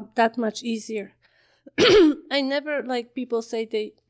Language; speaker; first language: English; non-native, fluent; Polish